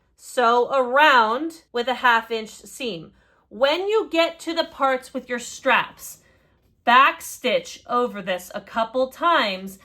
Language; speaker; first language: English; native; English